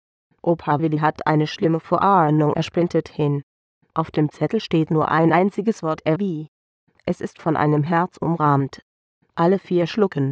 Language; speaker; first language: German; native; German